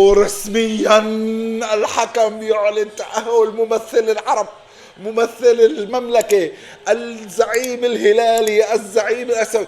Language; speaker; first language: Arabic; native; Arabic